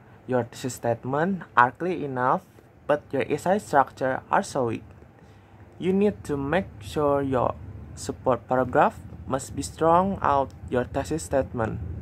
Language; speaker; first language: English; non-native, learner; Indonesian